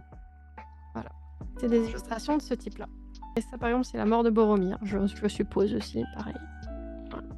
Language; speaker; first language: French; native; French